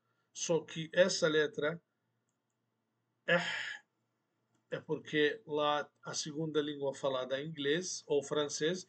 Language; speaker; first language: Portuguese; non-native, fluent; Arabic